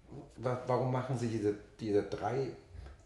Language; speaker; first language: German; non-native, fluent; Chinese